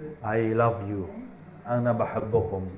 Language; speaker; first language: English; non-native, fluent; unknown